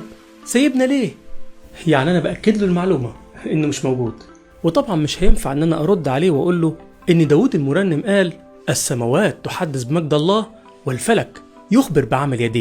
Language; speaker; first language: Arabic; native; Arabic